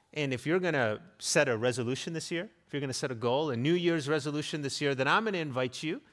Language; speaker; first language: English; native; English